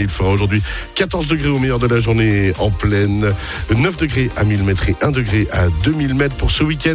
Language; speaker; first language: French; native; French